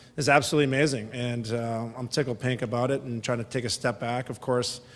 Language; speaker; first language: English; native; English